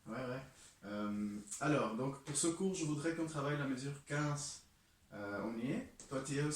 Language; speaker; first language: French; non-native, fluent; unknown